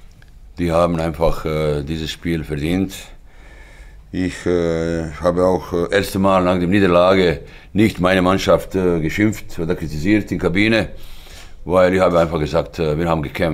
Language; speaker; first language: German; non-native, fluent; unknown